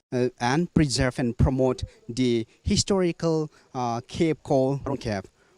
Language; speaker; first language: English; non-native, local second language; Manipuri